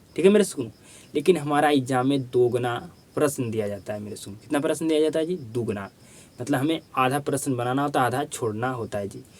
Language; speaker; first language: Hindi; native; Hindi